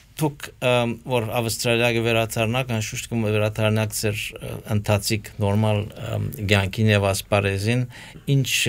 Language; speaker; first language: Armenian; early bilingual, heritage; Armenian